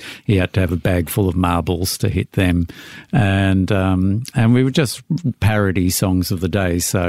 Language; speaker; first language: English; native; English